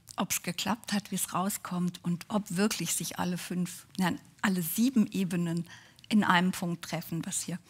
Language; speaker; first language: German; native; German